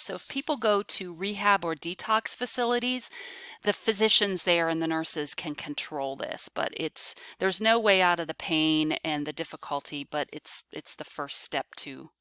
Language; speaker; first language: English; native; English